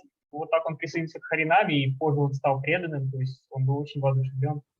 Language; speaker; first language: Russian; native; Russian